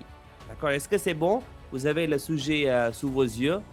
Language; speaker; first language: French; non-native, fluent; English